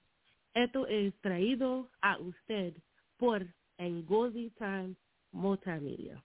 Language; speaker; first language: Spanish; non-native, learner; English